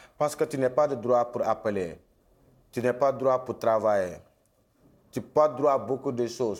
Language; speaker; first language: French; non-native, local second language; Wolof